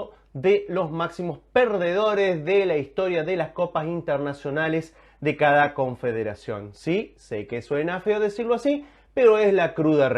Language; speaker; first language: Spanish; native; Spanish